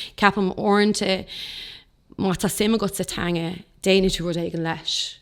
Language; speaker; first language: Irish; non-native, local second language; English